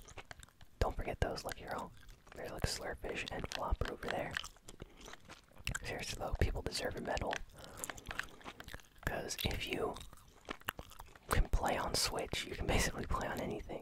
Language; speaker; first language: English; native; English